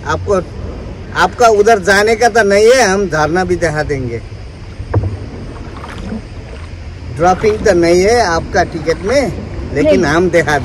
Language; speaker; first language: Hindi; non-native, learner; Nepali